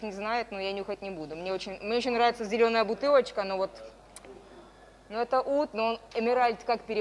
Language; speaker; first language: Russian; native; Russian